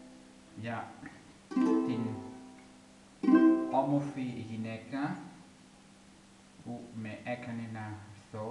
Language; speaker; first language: Greek; non-native, learner; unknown